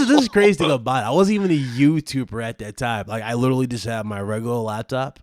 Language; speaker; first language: English; native; English